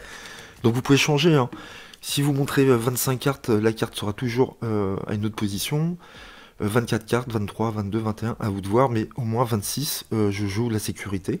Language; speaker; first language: French; native; French